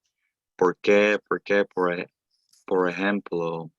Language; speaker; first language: Spanish; early bilingual, heritage; Spanish